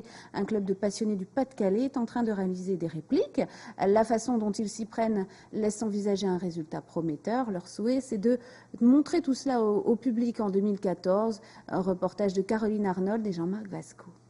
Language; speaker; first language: French; native; French